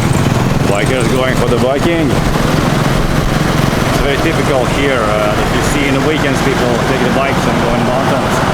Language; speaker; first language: English; non-native, fluent; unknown